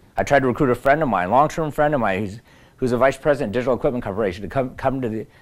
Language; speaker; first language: English; native; English